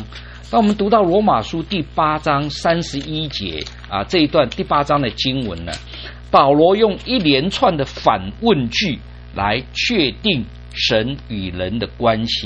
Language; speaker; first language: Chinese; native; Chinese